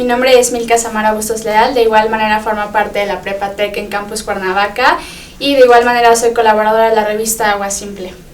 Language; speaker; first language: Spanish; native; Spanish